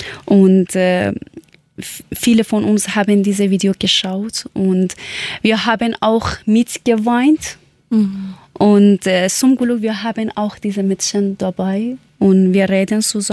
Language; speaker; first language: German; non-native, learner; Persian